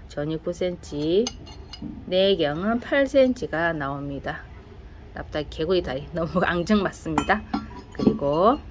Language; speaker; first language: Korean; native; Korean